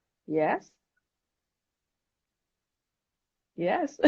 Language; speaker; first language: English; non-native, fluent; Dutch